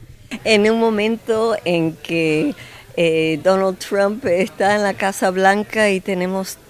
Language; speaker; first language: Spanish; non-native, fluent; English